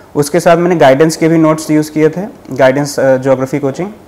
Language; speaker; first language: Hindi; native; Hindi